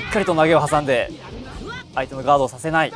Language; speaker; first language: Japanese; native; Japanese